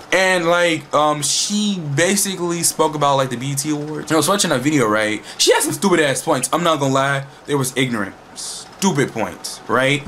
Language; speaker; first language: English; native; English